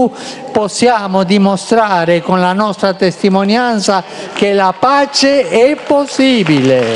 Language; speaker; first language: Italian; non-native, fluent; Spanish